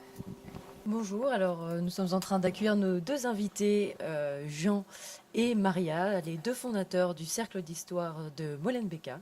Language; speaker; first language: French; native; French